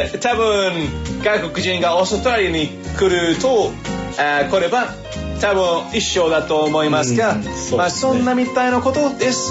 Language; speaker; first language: Japanese; non-native, fluent; English